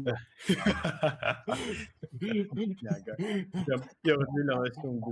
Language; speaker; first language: French; non-native, learner; Russian